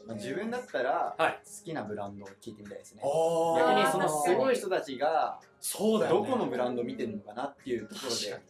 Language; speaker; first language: Japanese; native; Japanese